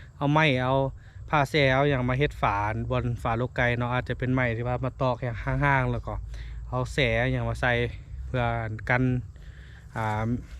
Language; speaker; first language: Lao; native; Lao